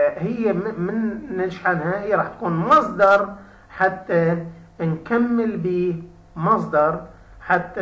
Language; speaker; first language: Arabic; native; Arabic